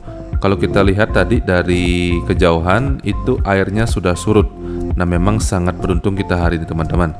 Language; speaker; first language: Indonesian; native; Indonesian